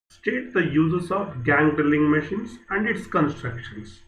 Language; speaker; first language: English; non-native, local second language; Kannada